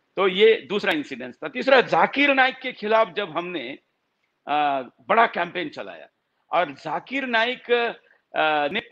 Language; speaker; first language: Hindi; non-native, local second language; Marathi